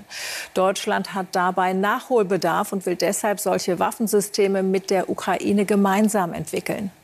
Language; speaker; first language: German; native; German